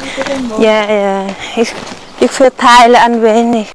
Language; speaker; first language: German; non-native, learner; Vietnamese